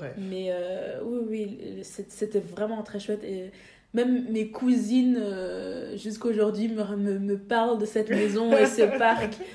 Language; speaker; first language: French; native; French